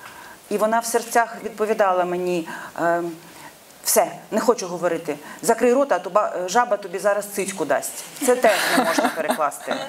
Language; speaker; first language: Ukrainian; non-native, local second language; Russian